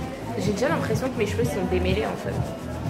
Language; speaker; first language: French; native; French